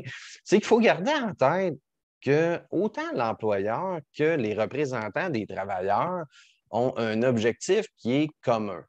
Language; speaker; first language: French; native; French